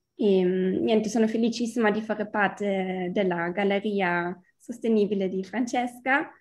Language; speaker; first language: Italian; non-native, fluent; German